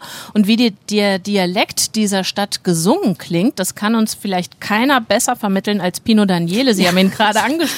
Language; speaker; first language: German; native; German